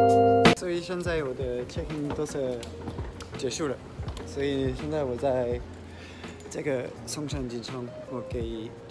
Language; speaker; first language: Chinese; non-native, fluent; French